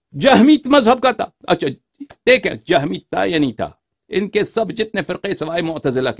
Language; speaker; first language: Urdu; non-native, fluent; Persian